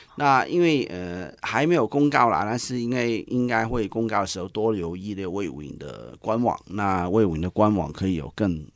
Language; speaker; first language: Chinese; non-native, local second language; Cantonese